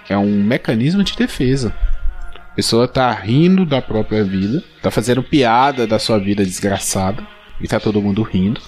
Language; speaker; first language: Portuguese; native; Portuguese